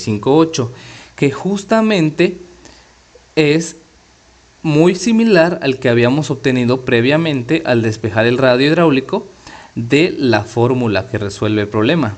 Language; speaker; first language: Spanish; native; Spanish